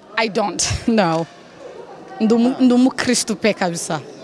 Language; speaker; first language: Kinyarwanda; non-native, learner; Somali